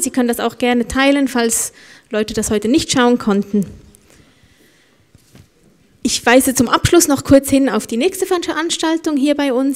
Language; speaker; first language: German; native; German